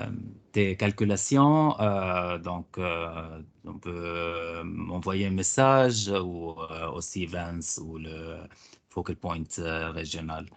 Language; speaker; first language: French; non-native, fluent; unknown